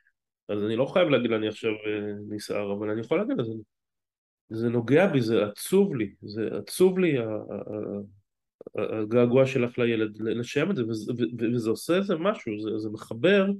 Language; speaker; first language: Hebrew; native; Hebrew